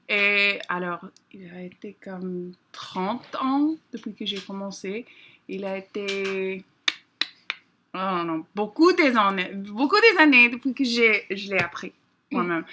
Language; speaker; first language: French; non-native, learner; English